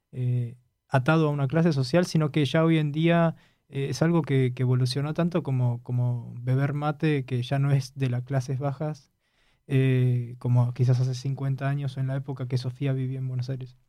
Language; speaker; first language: Spanish; native; Spanish